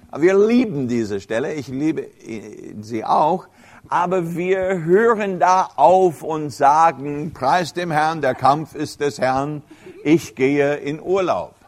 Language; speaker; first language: German; non-native, fluent; English